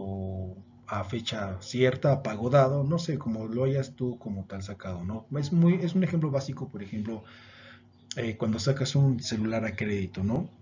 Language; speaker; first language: Spanish; native; Spanish